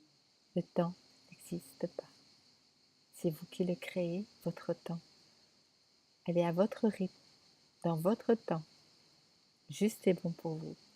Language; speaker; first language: French; native; French